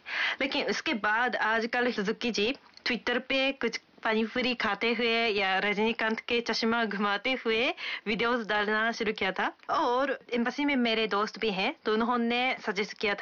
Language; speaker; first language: Hindi; non-native, fluent; Japanese